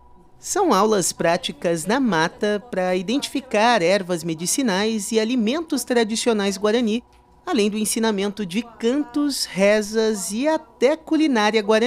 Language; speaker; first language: Portuguese; native; Portuguese